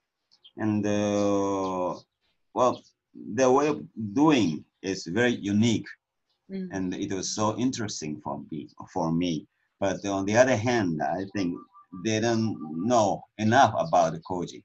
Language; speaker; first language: English; non-native, learner; Japanese